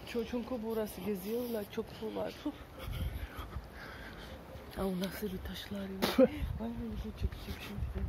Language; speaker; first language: Turkish; non-native, learner; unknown